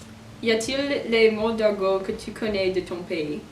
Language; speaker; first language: French; non-native, learner; English